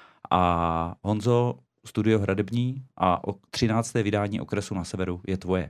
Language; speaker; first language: Czech; native; Czech